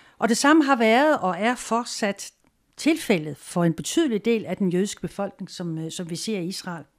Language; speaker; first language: Danish; native; Danish